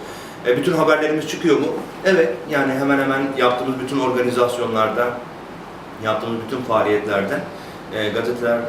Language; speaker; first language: Turkish; native; Turkish